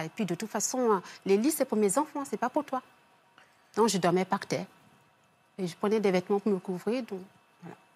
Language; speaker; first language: French; early bilingual, other home language; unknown